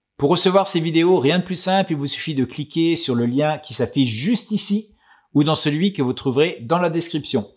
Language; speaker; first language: French; native; French